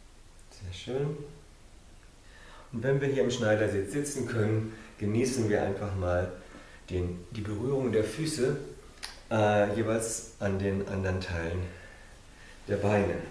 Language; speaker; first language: German; non-native, fluent; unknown